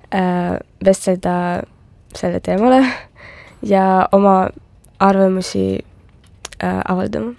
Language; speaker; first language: Estonian; non-native, local second language; Russian